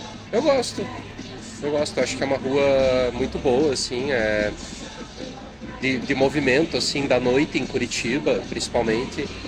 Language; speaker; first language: Portuguese; non-native, fluent; Arabic